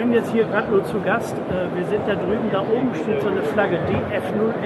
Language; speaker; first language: German; native; German